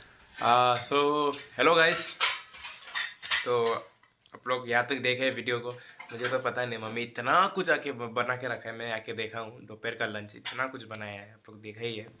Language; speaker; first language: Hindi; non-native, local second language; Bangla